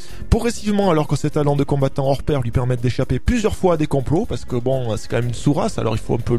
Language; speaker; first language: French; native; French